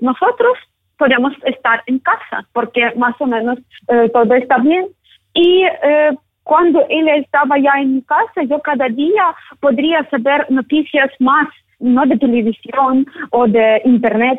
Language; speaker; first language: Spanish; non-native, learner; Ukrainian